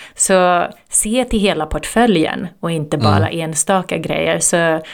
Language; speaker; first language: Swedish; native; Swedish